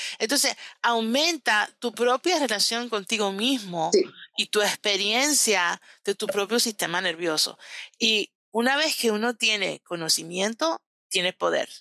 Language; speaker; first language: Spanish; early bilingual, heritage; Spanish